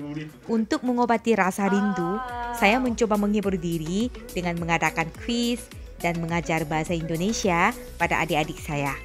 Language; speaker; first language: Indonesian; non-native, fluent; Korean